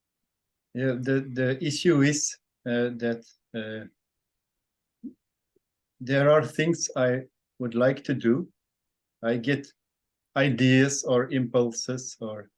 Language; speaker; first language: English; non-native, fluent; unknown